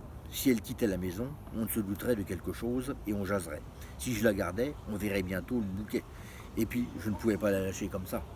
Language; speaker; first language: French; native; French